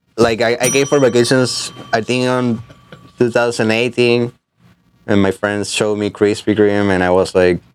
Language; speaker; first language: English; non-native, fluent; Spanish